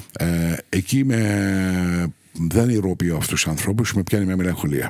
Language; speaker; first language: Greek; non-native, local second language; Turkish